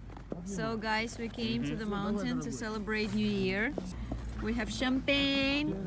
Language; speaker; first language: English; non-native, learner; Russian